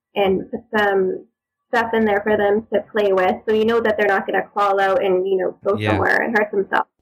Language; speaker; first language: English; native; English